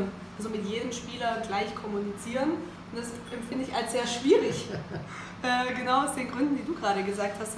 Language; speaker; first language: German; native; German